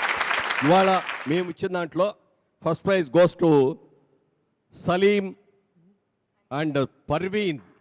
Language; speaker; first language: Telugu; native; Telugu